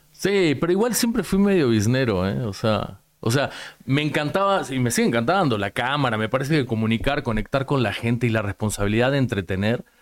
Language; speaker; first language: Spanish; native; Spanish